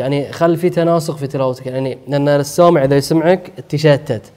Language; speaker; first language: Arabic; native; Arabic